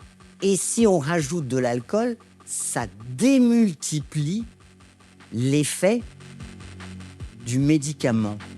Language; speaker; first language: French; native; French